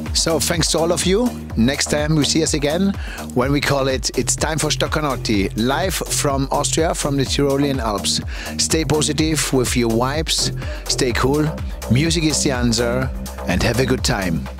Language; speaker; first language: English; non-native, fluent; German